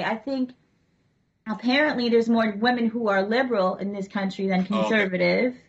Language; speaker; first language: English; native; English